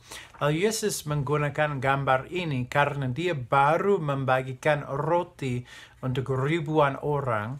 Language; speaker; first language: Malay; non-native, fluent; English